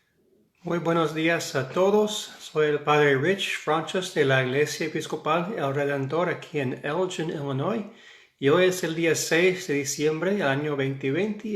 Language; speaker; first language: Spanish; non-native, fluent; English